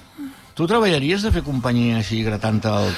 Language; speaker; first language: Catalan; native; Catalan